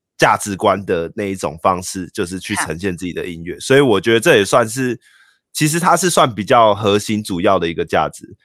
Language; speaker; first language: Chinese; native; Chinese